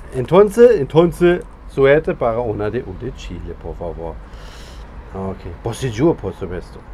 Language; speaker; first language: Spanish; non-native, learner; German